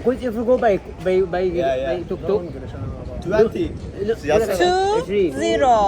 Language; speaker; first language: English; non-native, learner; Arabic